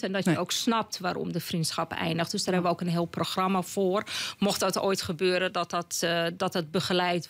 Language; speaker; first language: Dutch; native; Dutch